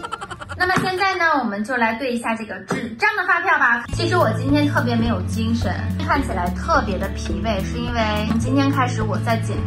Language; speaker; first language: Chinese; native; Chinese